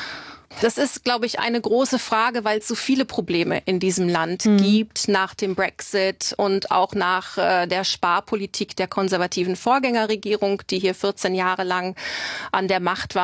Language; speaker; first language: German; native; German